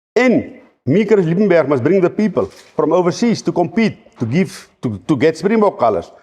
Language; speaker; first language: English; non-native, local second language; Afrikaans